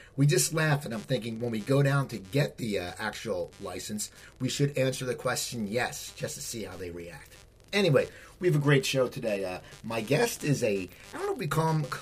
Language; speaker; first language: English; native; English